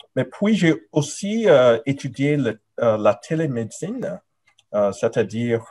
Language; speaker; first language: French; non-native, fluent; English